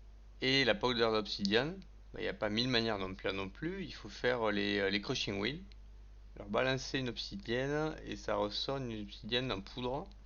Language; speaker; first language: French; native; French